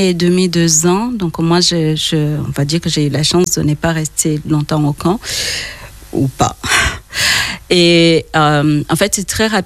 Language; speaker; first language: French; early bilingual, other home language; Kinyarwanda